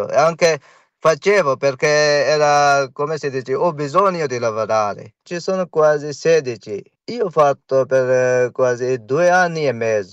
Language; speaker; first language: Italian; non-native, learner; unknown